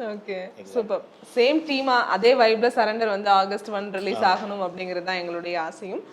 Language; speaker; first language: Tamil; native; Tamil